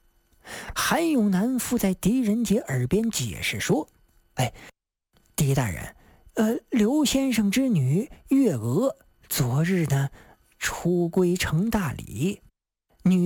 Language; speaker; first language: Chinese; native; Chinese